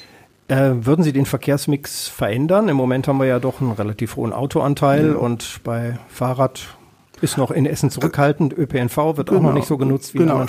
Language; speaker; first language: German; native; German